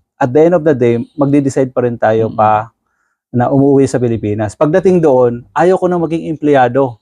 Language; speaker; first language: Filipino; non-native, local second language; Bikol